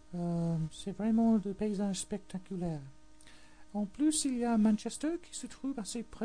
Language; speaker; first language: French; non-native, fluent; English